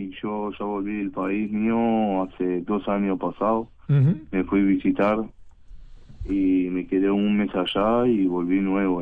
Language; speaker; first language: Spanish; non-native, learner; Persian